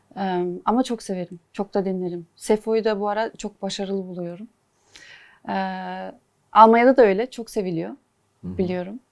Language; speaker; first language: Turkish; early bilingual, heritage; Turkish